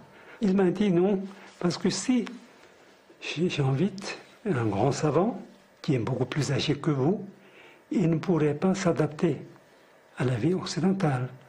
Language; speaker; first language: French; non-native, fluent; Tibetan